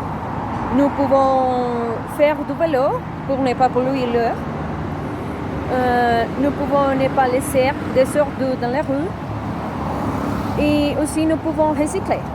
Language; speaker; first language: French; non-native, learner; Spanish